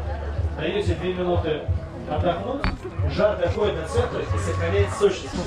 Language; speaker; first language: Russian; native; Russian